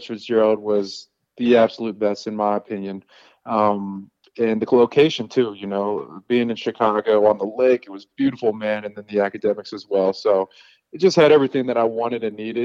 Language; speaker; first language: English; native; English